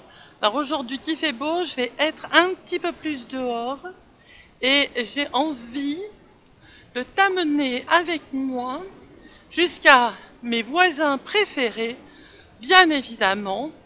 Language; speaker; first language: French; native; French